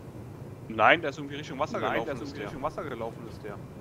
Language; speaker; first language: German; native; German